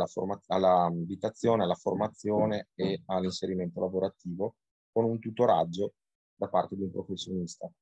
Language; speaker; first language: Italian; native; Italian